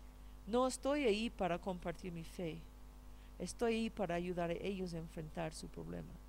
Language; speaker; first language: Spanish; non-native, fluent; English